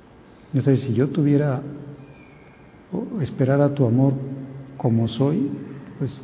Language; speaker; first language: Spanish; native; Spanish